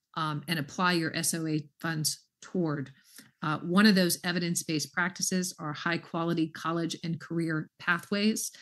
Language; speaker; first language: English; native; English